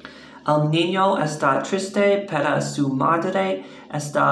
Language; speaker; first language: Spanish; non-native, learner; English